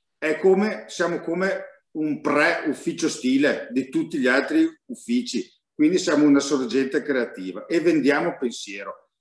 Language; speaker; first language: Italian; native; Italian